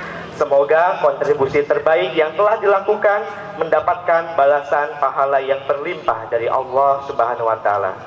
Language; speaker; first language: Indonesian; native; Indonesian